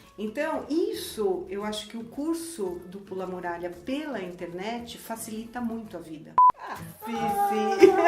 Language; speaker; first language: Portuguese; native; Portuguese